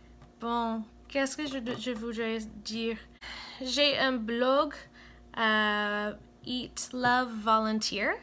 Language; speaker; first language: French; non-native, fluent; English